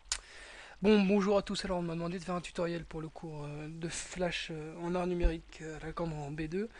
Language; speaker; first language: French; native; French